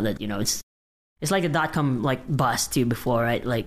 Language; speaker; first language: English; non-native, local second language; Filipino